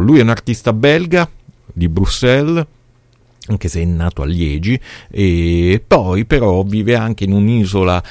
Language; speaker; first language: Italian; native; Italian